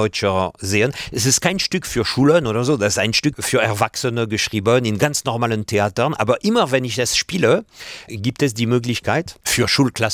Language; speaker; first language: German; non-native, fluent; French